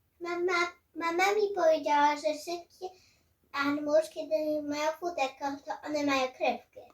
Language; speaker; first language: Polish; early bilingual, heritage; Samoan